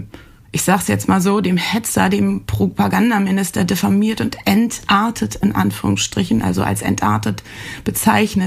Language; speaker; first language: German; native; German